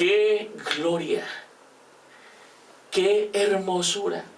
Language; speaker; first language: Spanish; native; Spanish